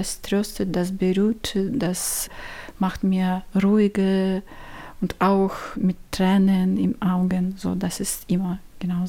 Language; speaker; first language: German; non-native, learner; Ukrainian